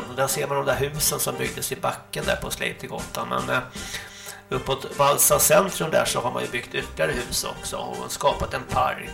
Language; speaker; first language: Swedish; native; Swedish